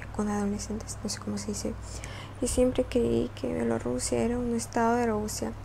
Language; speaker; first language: Spanish; non-native, fluent; Russian